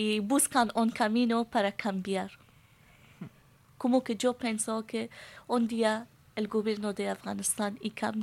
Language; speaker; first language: Spanish; non-native, learner; Persian